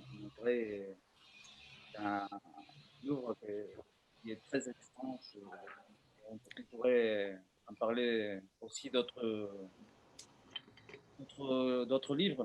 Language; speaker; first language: French; non-native, fluent; Spanish